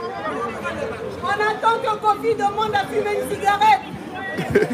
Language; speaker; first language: French; non-native, local second language; Lingala